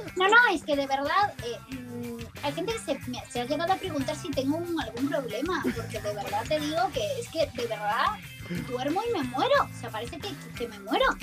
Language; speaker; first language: Spanish; native; Spanish